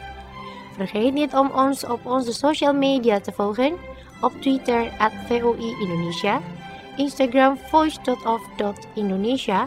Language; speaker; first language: Dutch; non-native, learner; Indonesian